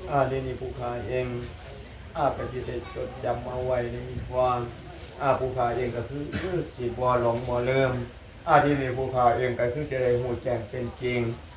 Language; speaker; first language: Thai; native; Thai